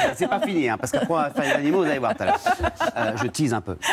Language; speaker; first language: French; native; French